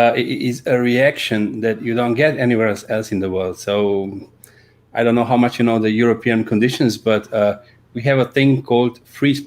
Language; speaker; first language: English; non-native, fluent; Slovenian